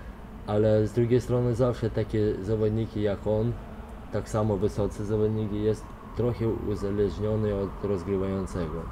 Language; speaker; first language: Polish; non-native, fluent; Lithuanian